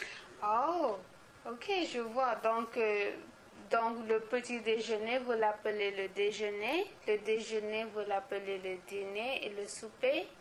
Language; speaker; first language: French; non-native, local second language; Wolof